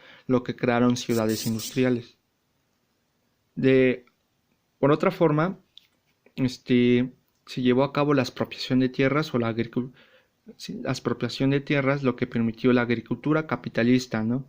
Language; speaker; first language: Spanish; native; Spanish